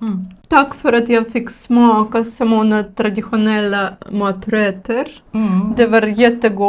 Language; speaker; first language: Swedish; non-native, learner; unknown